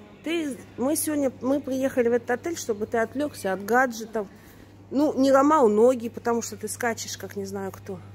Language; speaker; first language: Russian; native; Russian